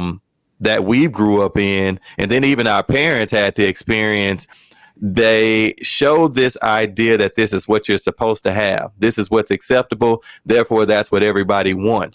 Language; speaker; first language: English; native; English